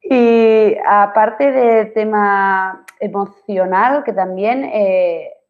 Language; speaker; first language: Spanish; non-native, local second language; Catalan